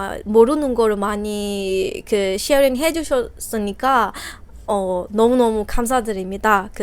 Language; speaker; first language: Korean; non-native, fluent; Burmese